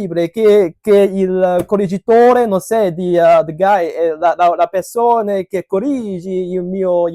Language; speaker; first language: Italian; non-native, fluent; Cantonese